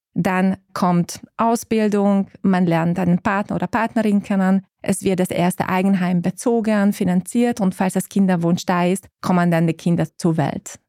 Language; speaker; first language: German; non-native, fluent; Hungarian